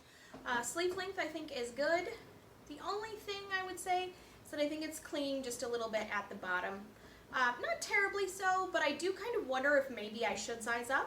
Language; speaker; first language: English; native; English